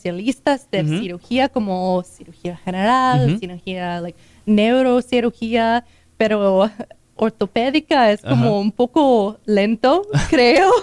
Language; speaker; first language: Spanish; non-native, learner; English